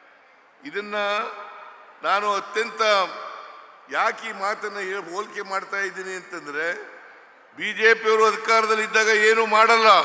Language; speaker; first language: Kannada; native; Kannada